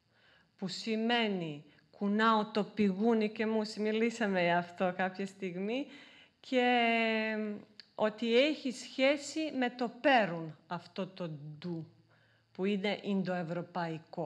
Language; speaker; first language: Greek; non-native, fluent; Serbian